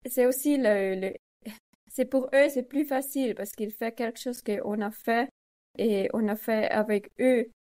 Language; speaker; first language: French; non-native, learner; Swiss German